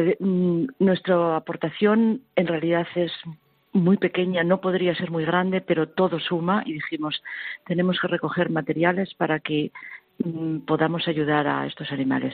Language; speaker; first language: Spanish; native; Spanish